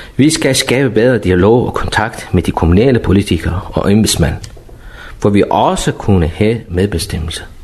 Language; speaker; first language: Danish; non-native, fluent; Persian